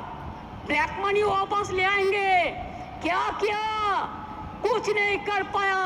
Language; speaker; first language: Hindi; non-native, local second language; Bangla